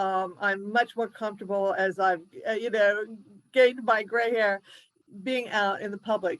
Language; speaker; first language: English; native; English